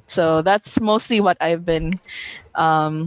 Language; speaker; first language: English; non-native, local second language; Hiligaynon